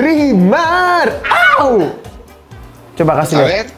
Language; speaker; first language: Indonesian; native; Indonesian